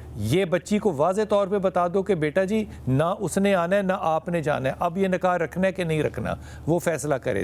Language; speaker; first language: Urdu; native; Urdu